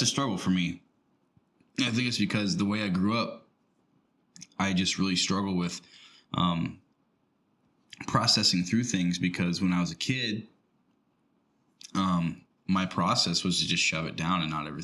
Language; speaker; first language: English; native; English